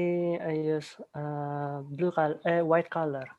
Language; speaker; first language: English; non-native, learner; Indonesian